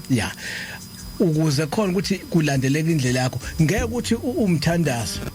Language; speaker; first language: Zulu; native; Zulu